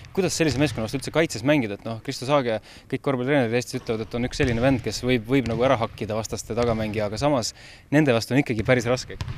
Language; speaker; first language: Estonian; native; Estonian